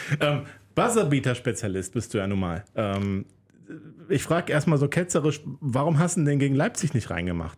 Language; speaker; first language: German; native; German